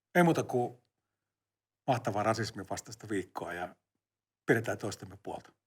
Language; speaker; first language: Finnish; native; Finnish